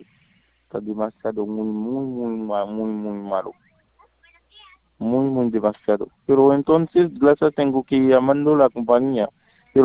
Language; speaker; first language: Spanish; non-native, learner; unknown